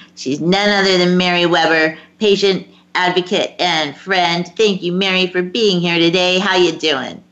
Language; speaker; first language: English; native; English